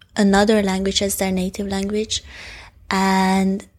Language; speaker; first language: English; non-native, fluent; Hungarian